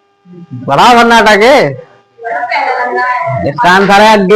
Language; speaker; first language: Hindi; native; Hindi